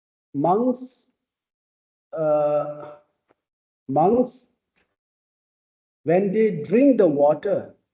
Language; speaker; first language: English; non-native, fluent; Tibetan